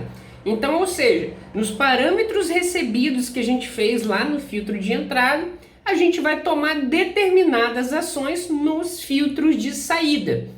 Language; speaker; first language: Portuguese; native; Portuguese